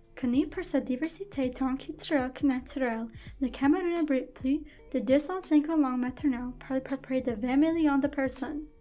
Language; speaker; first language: French; non-native, local second language; English